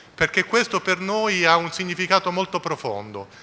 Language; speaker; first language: Italian; native; Italian